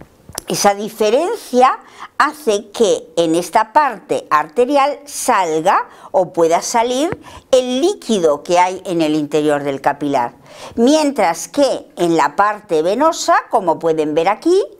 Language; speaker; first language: Spanish; native; Spanish